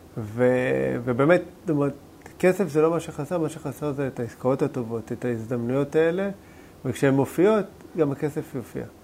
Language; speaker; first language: Hebrew; native; Hebrew